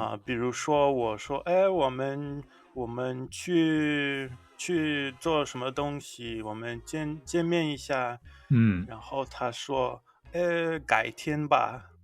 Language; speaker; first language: Chinese; non-native, fluent; English